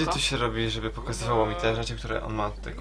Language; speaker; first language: Polish; native; Polish